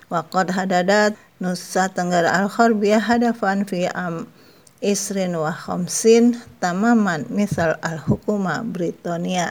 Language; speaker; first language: Arabic; non-native, learner; Indonesian